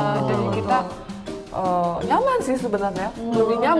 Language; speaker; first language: Indonesian; early bilingual, other home language; Korean